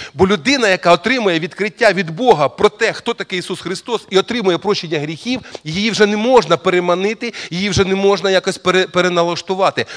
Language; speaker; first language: Ukrainian; non-native, local second language; Russian